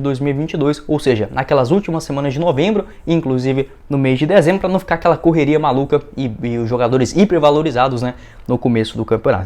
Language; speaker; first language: Portuguese; native; Portuguese